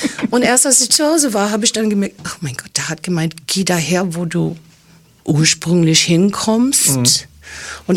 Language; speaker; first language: German; early bilingual, other home language; English